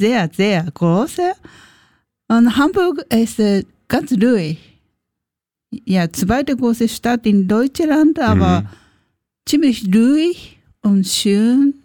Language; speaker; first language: German; non-native, learner; Japanese